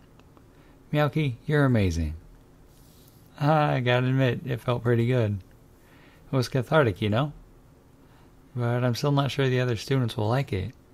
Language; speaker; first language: English; native; English